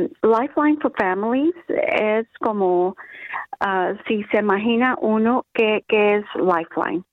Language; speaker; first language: Spanish; early bilingual, other home language; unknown